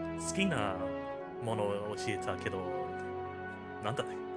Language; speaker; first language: Japanese; non-native, learner; English